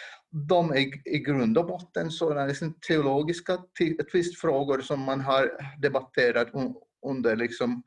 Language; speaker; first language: Swedish; non-native, local second language; Finnish